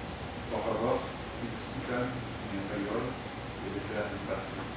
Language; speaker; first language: Spanish; non-native, learner; German